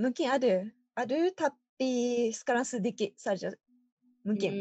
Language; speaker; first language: Indonesian; non-native, learner; Japanese